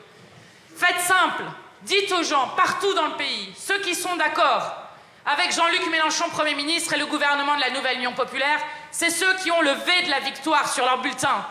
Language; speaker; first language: French; native; French